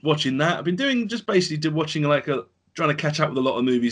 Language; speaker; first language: English; native; English